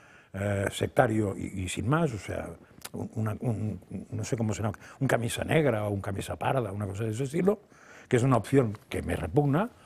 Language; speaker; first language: Spanish; native; Spanish